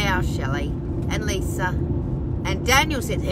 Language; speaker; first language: English; native; English